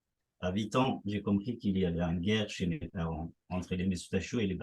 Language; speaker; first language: French; non-native, fluent; Persian